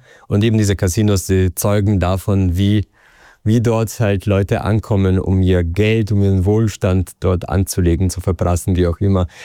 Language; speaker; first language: German; native; German